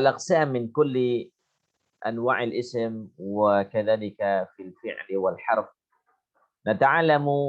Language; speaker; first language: Arabic; non-native, fluent; Indonesian